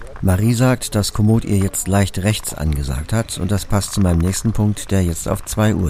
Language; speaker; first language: German; native; German